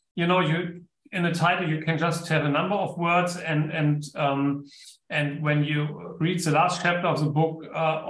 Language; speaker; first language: English; non-native, fluent; German